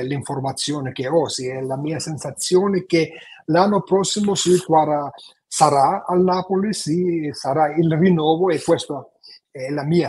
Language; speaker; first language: Italian; non-native, fluent; Georgian